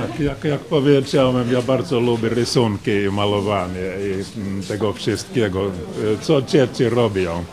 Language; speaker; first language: Polish; non-native, learner; Finnish